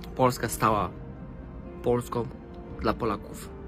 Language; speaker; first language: Polish; non-native, learner; Romanian